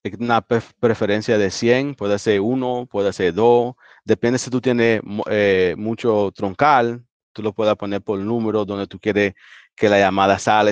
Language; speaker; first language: Spanish; early bilingual, heritage; Spanish